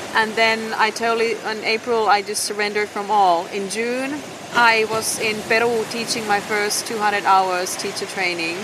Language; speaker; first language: English; non-native, fluent; Finnish